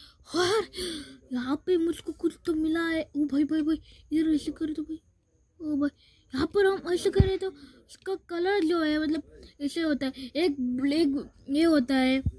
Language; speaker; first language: Hindi; native; Hindi